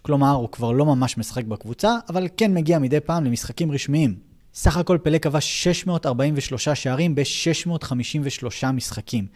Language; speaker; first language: Hebrew; native; Hebrew